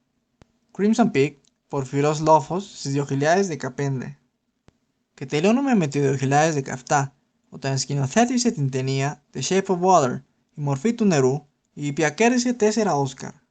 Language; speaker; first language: Greek; non-native, learner; Spanish